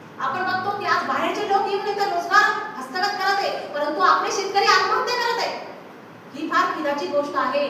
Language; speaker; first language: Marathi; non-native, local second language; Urdu